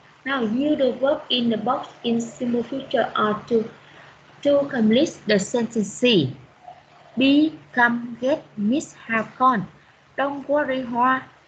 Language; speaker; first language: English; non-native, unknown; Vietnamese